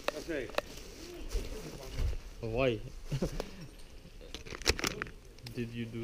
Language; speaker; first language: English; non-native, learner; Ukrainian